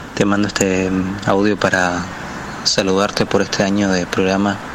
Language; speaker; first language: Spanish; native; Spanish